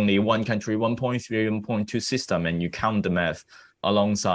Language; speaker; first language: English; non-native, local second language; Cantonese